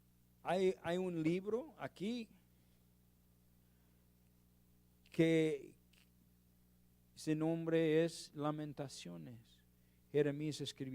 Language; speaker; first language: Spanish; non-native, learner; English